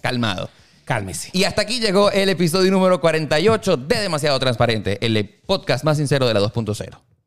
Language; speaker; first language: Spanish; native; Spanish